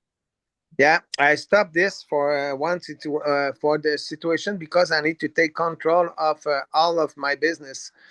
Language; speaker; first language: English; non-native, learner; French